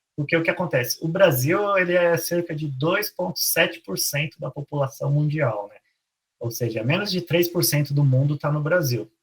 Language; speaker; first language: Portuguese; native; Portuguese